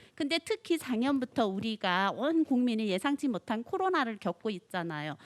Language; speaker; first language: Korean; non-native, fluent; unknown